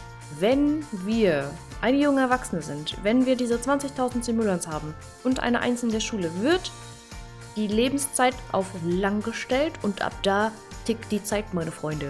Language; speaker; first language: German; native; German